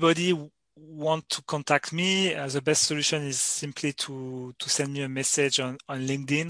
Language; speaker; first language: English; non-native, fluent; French